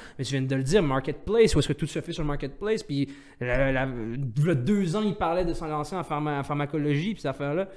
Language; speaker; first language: French; non-native, local second language; Arabic